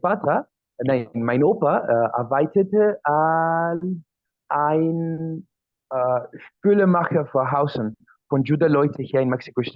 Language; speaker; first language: German; non-native, learner; Spanish